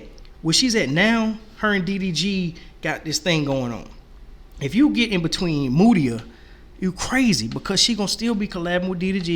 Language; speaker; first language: English; native; English